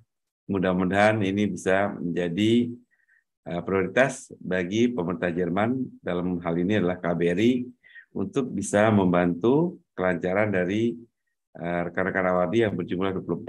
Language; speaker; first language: Indonesian; native; Indonesian